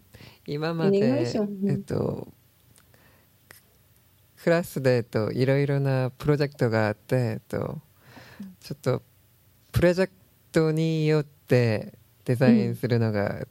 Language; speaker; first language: Japanese; non-native, learner; Korean